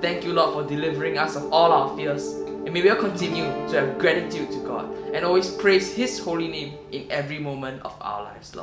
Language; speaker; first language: English; non-native, local second language; Chinese